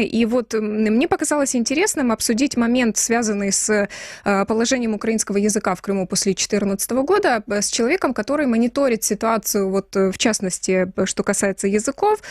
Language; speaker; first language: Ukrainian; native; Ukrainian